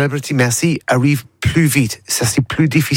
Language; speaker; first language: French; non-native, learner; English